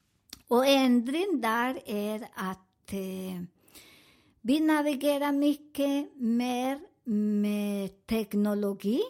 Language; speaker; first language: Swedish; non-native, learner; Spanish